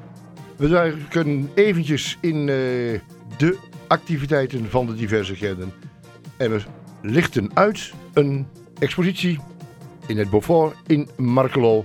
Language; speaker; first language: Dutch; native; Dutch